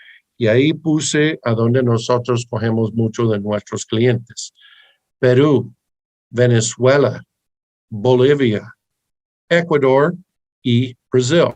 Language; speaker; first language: Spanish; early bilingual, heritage; English